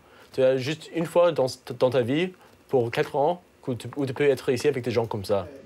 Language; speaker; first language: French; non-native, learner; English